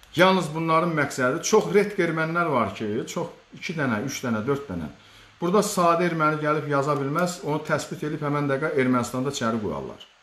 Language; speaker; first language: Azerbaijani; native; Azerbaijani